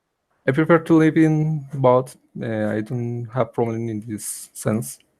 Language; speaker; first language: English; non-native, learner; Spanish